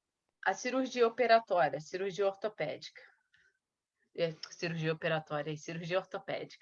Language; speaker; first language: Portuguese; native; Portuguese